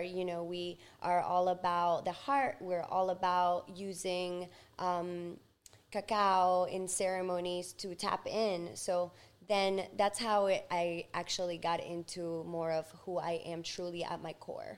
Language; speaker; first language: English; non-native, fluent; Spanish